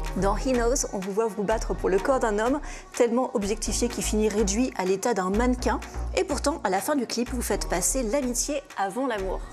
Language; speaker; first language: French; native; French